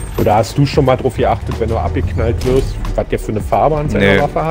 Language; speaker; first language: German; native; German